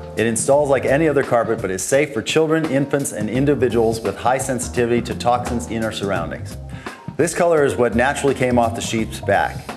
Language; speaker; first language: English; native; English